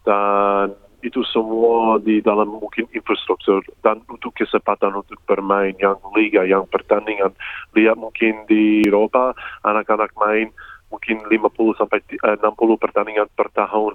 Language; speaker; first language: Indonesian; early bilingual, heritage; English